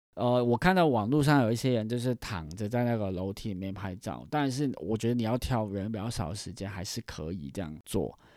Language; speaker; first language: Chinese; non-native, fluent; Cantonese